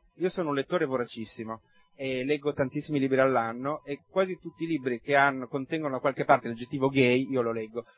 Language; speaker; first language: Italian; native; Italian